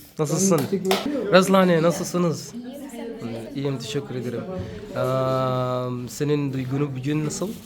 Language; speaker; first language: Turkish; non-native, learner; Arabic